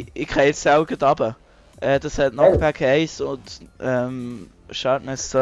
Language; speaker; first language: German; native; German